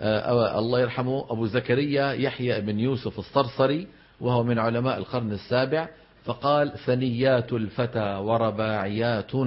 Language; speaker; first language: Arabic; native; Arabic